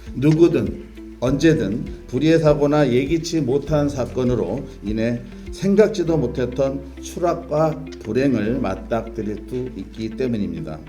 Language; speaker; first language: Korean; native; Korean